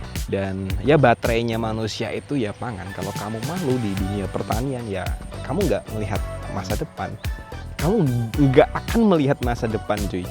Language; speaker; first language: Indonesian; native; Indonesian